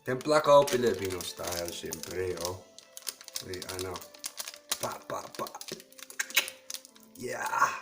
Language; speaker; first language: Filipino; non-native, learner; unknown